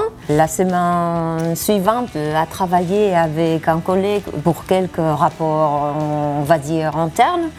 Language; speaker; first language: French; non-native, fluent; Spanish